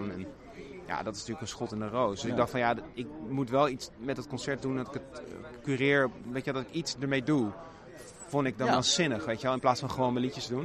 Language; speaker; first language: Dutch; native; Dutch